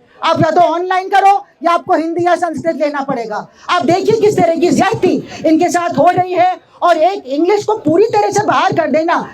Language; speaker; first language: Hindi; native; Hindi